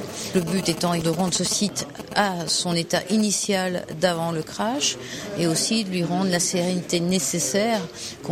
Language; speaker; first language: French; native; French